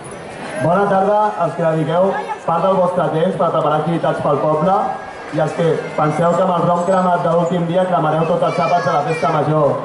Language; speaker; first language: Catalan; native; Catalan